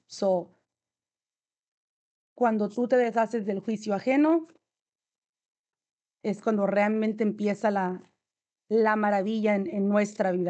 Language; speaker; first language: Spanish; native; Spanish